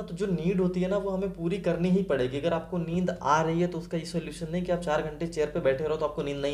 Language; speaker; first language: Hindi; native; Hindi